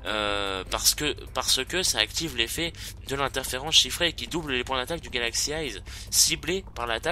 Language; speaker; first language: French; native; French